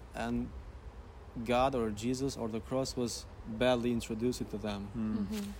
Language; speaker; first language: English; non-native, fluent; Albanian